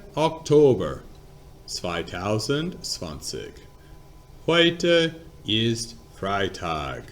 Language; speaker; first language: German; non-native, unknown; English